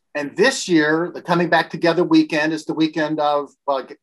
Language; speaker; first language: English; native; English